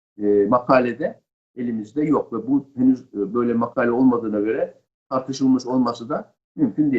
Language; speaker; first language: Turkish; native; Turkish